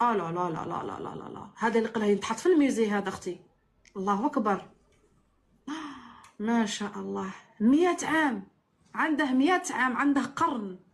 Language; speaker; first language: Arabic; native; Arabic